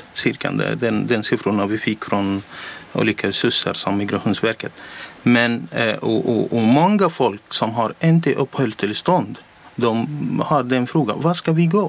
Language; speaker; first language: Swedish; non-native, learner; Arabic